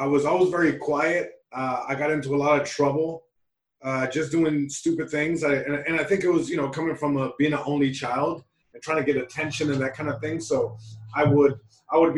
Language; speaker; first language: English; early bilingual, other home language; Spanish